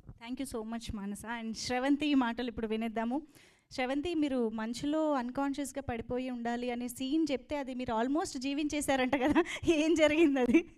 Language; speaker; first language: Telugu; native; Telugu